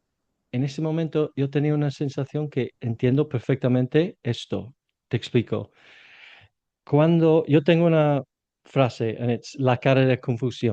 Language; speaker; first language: Spanish; non-native, fluent; English